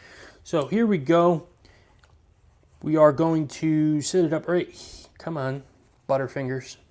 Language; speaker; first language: English; native; English